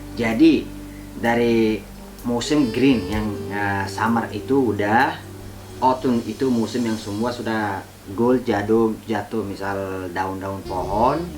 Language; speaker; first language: Indonesian; non-native, fluent; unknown